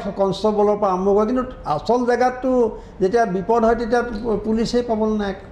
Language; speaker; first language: Assamese; native; Assamese